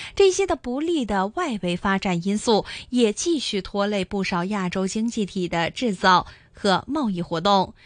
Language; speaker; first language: Chinese; non-native, local second language; Cantonese